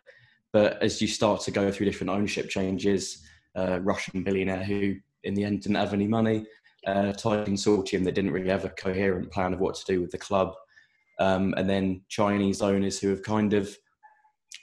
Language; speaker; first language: English; native; English